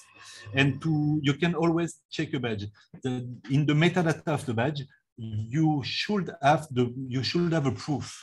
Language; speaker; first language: English; non-native, learner; French